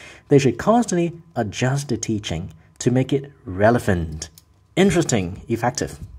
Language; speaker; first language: English; non-native, local second language; Cantonese